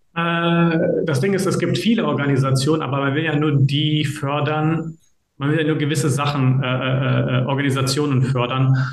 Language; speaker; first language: German; early bilingual, other home language; Serbian